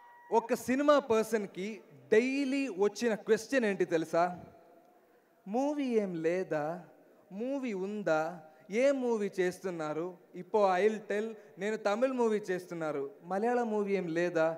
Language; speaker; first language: Telugu; non-native, learner; Malayalam